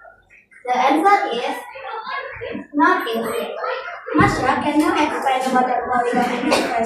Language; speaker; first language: English; non-native, learner; Indonesian